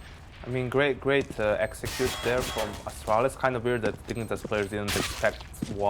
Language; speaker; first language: English; non-native, fluent; Danish